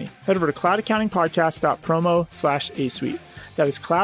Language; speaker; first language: English; native; English